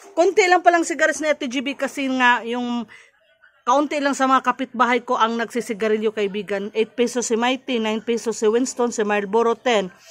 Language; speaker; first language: Filipino; native; Filipino